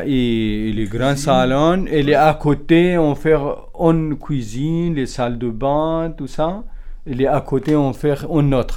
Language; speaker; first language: French; non-native, learner; Kurdish